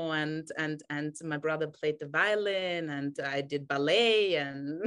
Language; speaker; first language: English; non-native, fluent; German